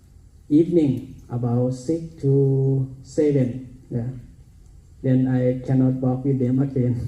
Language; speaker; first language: English; non-native, learner; Thai